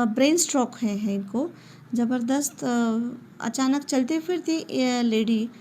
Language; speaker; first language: Hindi; non-native, local second language; Marathi